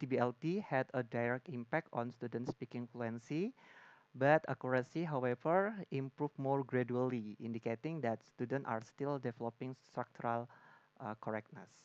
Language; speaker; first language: English; non-native, learner; Indonesian